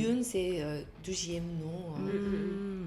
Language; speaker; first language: French; non-native, learner; Korean